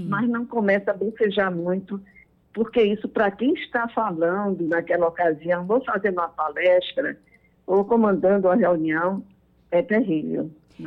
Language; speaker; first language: Portuguese; native; Portuguese